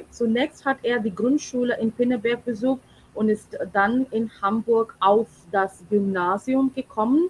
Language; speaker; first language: German; non-native, fluent; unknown